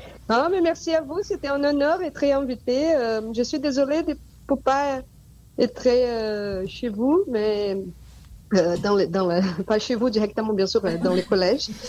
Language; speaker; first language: French; non-native, fluent; Portuguese